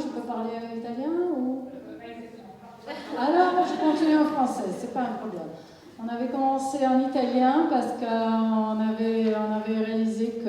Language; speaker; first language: French; non-native, fluent; Italian